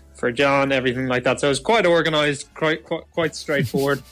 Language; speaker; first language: English; native; English